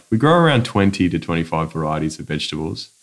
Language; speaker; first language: English; native; English